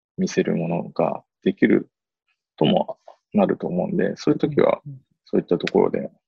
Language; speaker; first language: Japanese; native; Japanese